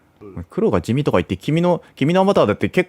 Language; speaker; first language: Japanese; native; Japanese